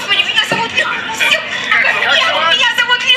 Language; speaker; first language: Russian; native; Russian